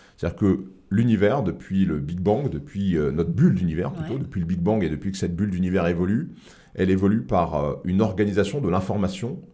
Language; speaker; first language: French; native; French